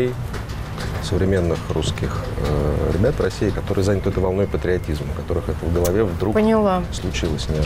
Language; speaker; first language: Russian; native; Russian